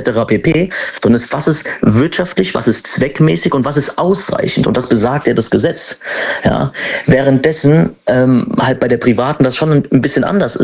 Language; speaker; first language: German; native; German